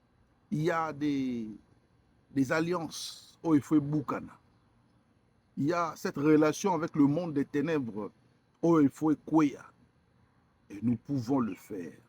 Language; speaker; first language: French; non-native, local second language; Lingala